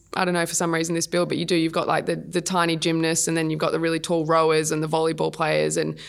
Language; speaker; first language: English; native; English